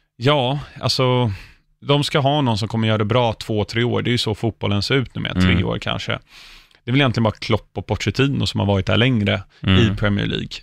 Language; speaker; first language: Swedish; early bilingual, other home language; English